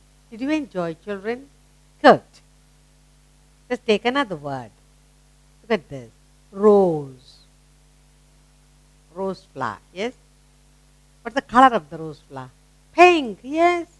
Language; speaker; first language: English; non-native, local second language; Tamil